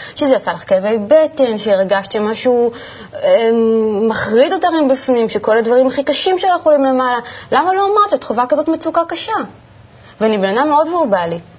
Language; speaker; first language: Hebrew; native; Hebrew